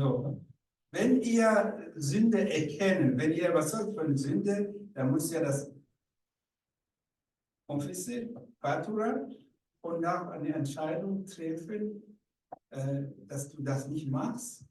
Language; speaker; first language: German; non-native, learner; Rundi